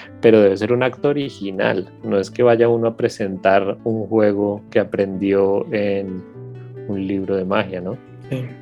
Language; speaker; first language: Spanish; native; Spanish